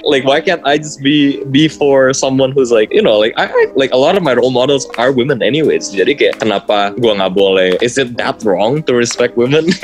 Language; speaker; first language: English; early bilingual, heritage; English